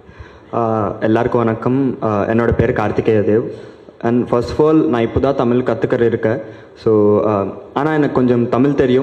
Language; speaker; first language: Tamil; non-native, learner; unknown